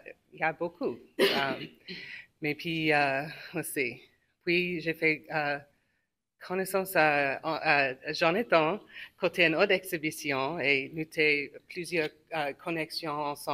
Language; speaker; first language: French; non-native, local second language; English